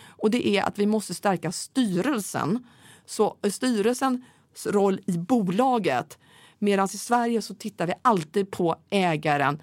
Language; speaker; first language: Swedish; native; Swedish